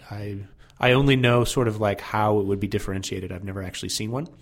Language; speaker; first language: English; native; English